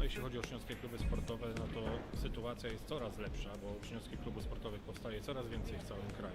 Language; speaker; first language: Polish; native; Polish